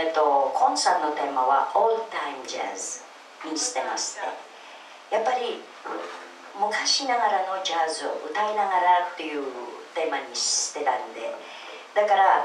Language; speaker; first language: Japanese; non-native, fluent; Filipino